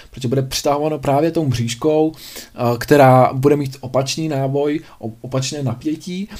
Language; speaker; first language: Czech; native; Czech